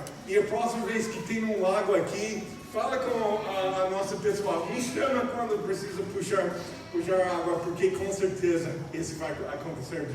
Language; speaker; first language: Portuguese; non-native, fluent; English